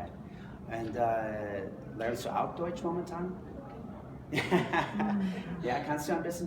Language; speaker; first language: German; non-native, fluent; English